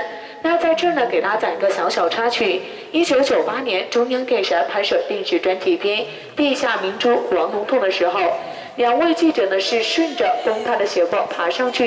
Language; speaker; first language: Chinese; native; Chinese